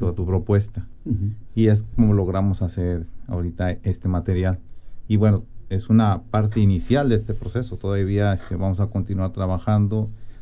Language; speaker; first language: Spanish; native; Spanish